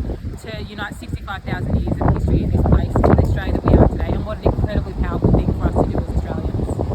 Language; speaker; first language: English; native; English